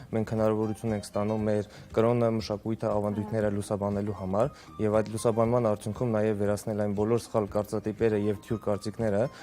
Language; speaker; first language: Armenian; non-native, local second language; Kurdish